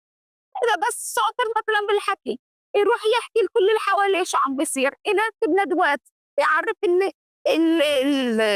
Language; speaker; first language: Arabic; early bilingual, heritage; Arabic